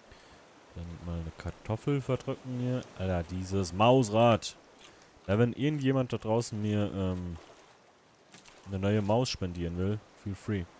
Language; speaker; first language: German; native; German